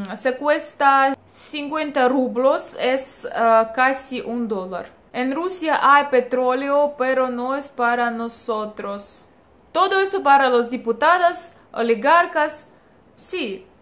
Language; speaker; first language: Spanish; non-native, fluent; Russian